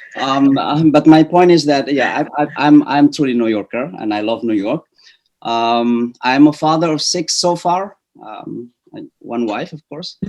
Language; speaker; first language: English; non-native, fluent; Indonesian